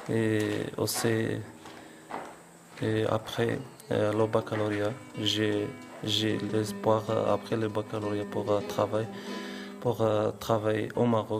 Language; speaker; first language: French; non-native, learner; Arabic